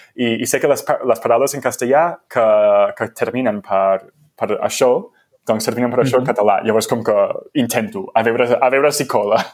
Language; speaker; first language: Catalan; non-native, fluent; English